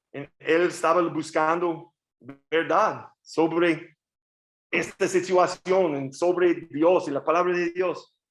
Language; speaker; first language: Spanish; non-native, learner; English